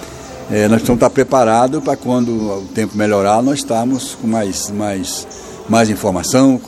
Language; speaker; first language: Portuguese; native; Portuguese